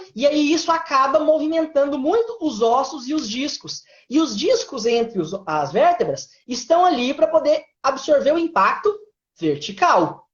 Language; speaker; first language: Portuguese; native; Portuguese